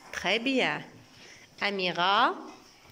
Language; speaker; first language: French; non-native, local second language; Arabic